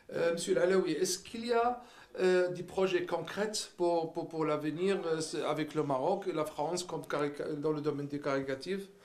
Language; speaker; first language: French; non-native, local second language; Arabic